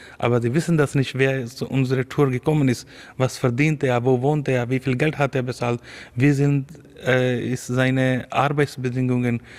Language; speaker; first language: German; non-native, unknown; Urdu